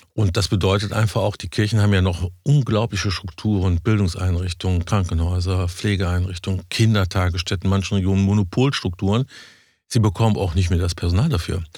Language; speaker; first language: German; native; German